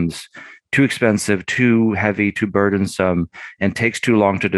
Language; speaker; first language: English; native; English